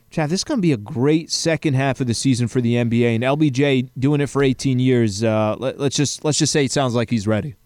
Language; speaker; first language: English; native; English